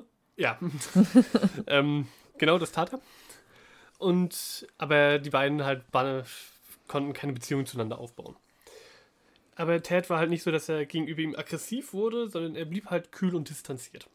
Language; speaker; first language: German; native; German